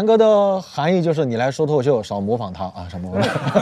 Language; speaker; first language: Chinese; native; Chinese